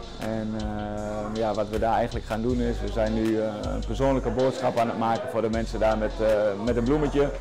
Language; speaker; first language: Dutch; native; Dutch